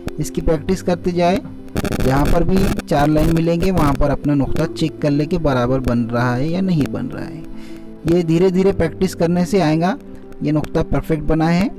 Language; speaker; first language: Urdu; native; Urdu